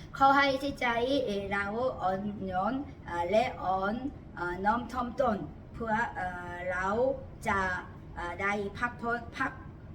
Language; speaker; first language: Thai; non-native, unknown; Korean